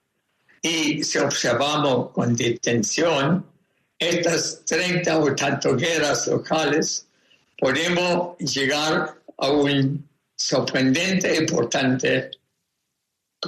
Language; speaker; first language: Spanish; non-native, fluent; German